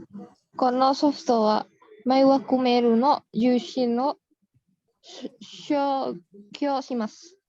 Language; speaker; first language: Japanese; non-native, learner; Indonesian